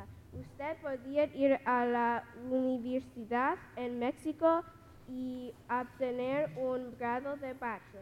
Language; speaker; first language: Spanish; non-native, learner; English